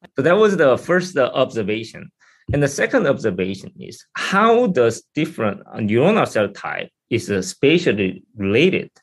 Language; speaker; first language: English; non-native, fluent; Korean